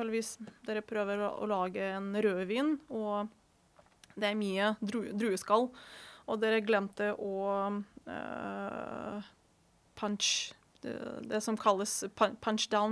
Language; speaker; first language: Norwegian; non-native, fluent; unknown